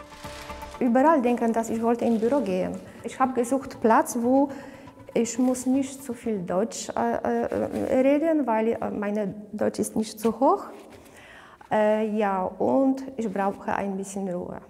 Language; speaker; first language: German; non-native, learner; Polish